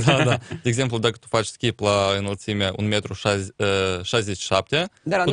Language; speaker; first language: Romanian; non-native, local second language; Russian